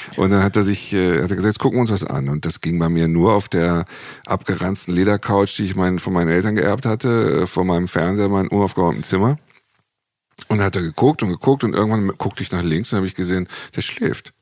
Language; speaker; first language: German; native; German